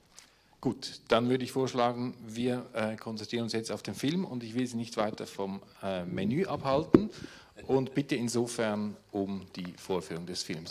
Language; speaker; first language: German; native; German